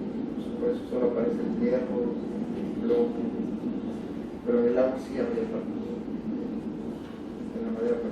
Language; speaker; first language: Spanish; native; Spanish